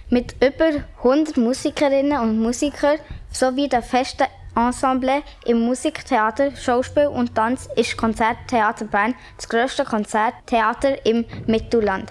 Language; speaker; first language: German; native; German